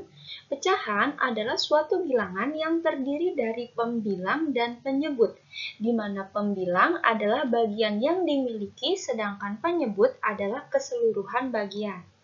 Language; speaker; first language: Indonesian; native; Indonesian